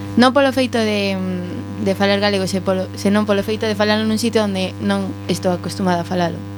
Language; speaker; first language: Galician; non-native, local second language; Spanish